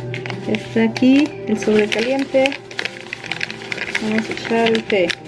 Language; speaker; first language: Spanish; native; Spanish